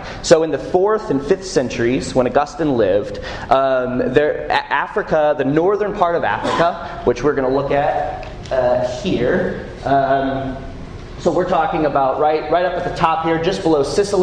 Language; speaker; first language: English; native; English